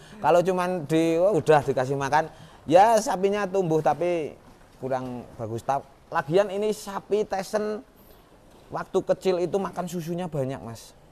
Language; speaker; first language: Indonesian; non-native, local second language; Javanese